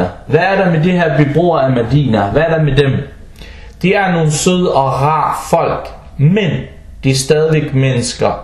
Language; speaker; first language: Danish; non-native, fluent; Arabic